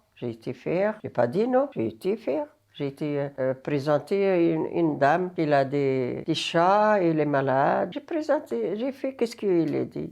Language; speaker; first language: French; non-native, learner; Arabic